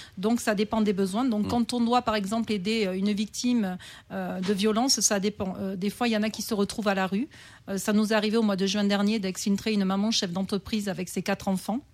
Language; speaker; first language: French; native; French